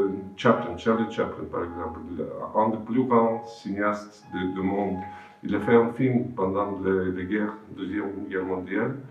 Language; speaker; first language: French; non-native, fluent; Russian